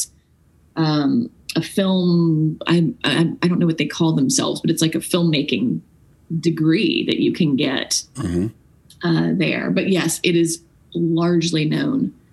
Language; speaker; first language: English; native; English